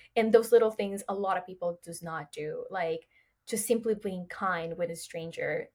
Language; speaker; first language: English; early bilingual, other home language; Spanish